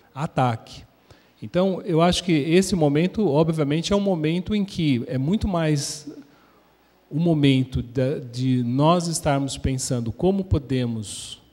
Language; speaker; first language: Portuguese; native; Portuguese